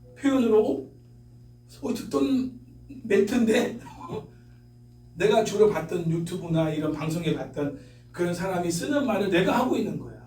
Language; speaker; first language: Korean; native; Korean